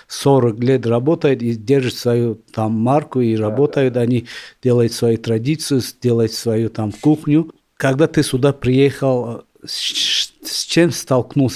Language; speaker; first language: Russian; non-native, local second language; Tajik